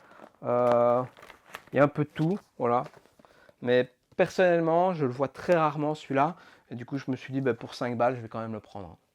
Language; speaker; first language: French; native; French